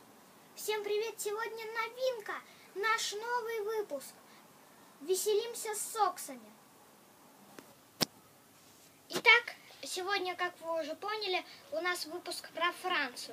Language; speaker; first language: Russian; native; Russian